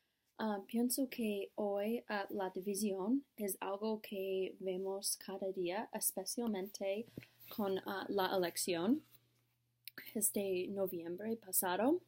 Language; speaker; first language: Spanish; non-native, learner; English